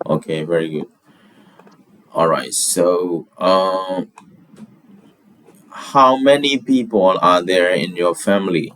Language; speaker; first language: English; non-native, fluent; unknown